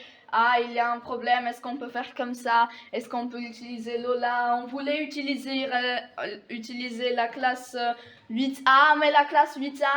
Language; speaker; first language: French; non-native, fluent; Polish